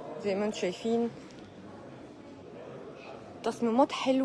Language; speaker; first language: Arabic; native; Arabic